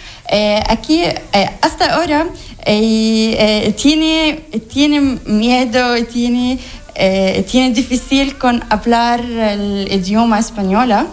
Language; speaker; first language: Spanish; non-native, learner; Arabic